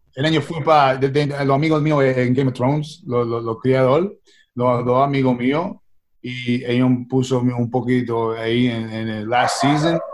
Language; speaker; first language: Spanish; early bilingual, heritage; Spanish